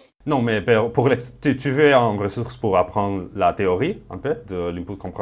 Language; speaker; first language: French; non-native, fluent; Spanish